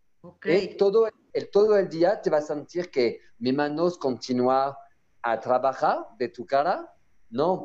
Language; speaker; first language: Spanish; non-native, learner; French